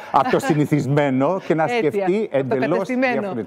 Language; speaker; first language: Greek; early bilingual, heritage; Greek